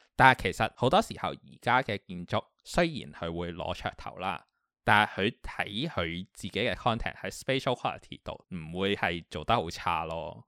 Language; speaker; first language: Cantonese; native; Cantonese